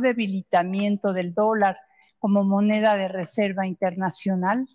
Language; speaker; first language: Spanish; native; Spanish